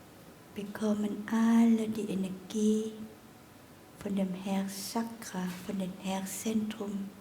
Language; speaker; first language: German; non-native, fluent; Vietnamese